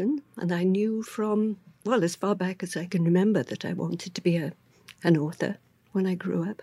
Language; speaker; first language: English; native; English